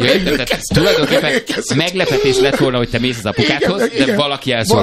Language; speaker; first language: Hungarian; native; Hungarian